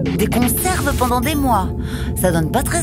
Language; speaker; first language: French; native; French